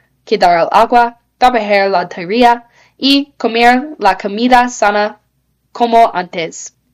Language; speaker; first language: Spanish; non-native, learner; English